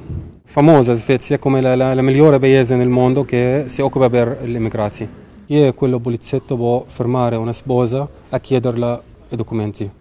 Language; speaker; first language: Italian; non-native, learner; Arabic